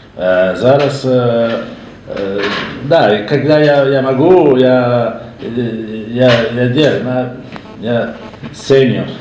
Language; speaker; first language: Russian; non-native, learner; Italian